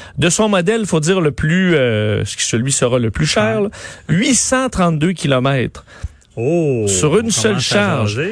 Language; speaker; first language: French; native; French